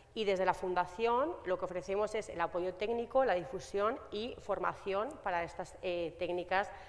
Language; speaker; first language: Spanish; native; Spanish